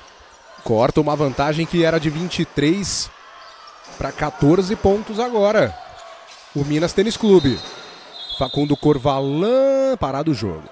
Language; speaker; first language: Portuguese; native; Portuguese